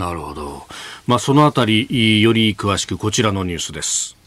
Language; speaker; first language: Japanese; native; Japanese